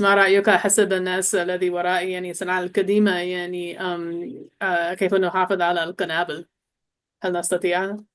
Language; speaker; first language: Arabic; non-native, learner; English